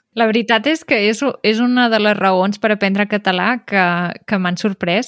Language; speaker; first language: Catalan; native; Catalan